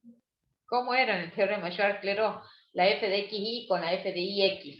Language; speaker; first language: Spanish; native; Spanish